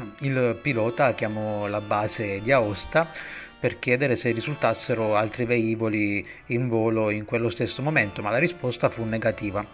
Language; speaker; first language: Italian; native; Italian